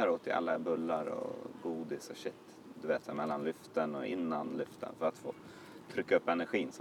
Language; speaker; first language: Swedish; native; Swedish